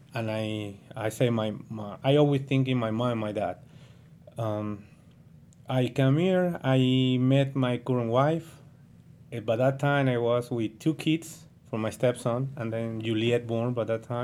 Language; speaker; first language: English; non-native, learner; Spanish